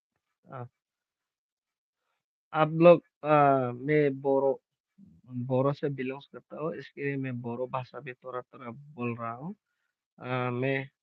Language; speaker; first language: Hindi; non-native, local second language; Bodo